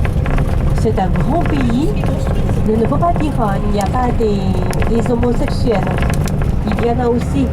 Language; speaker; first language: French; non-native, learner; Chinese